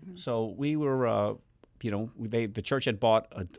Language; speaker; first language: English; native; English